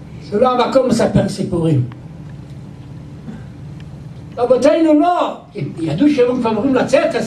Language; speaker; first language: Hebrew; non-native, local second language; Yiddish